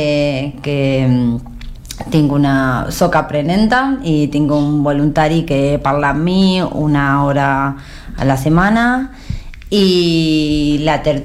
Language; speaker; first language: Catalan; non-native, learner; Spanish